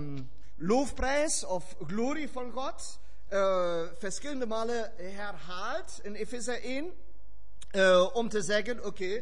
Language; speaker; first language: Dutch; non-native, fluent; German